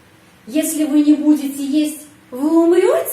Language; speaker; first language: Russian; non-native, fluent; Indonesian